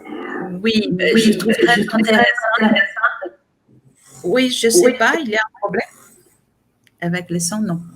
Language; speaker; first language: French; non-native, fluent; Portuguese